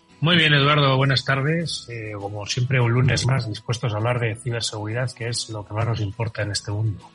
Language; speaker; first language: Spanish; native; Spanish